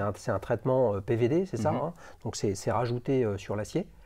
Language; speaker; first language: French; native; French